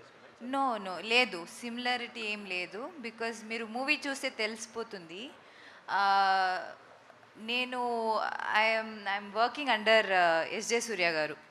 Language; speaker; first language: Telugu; non-native, fluent; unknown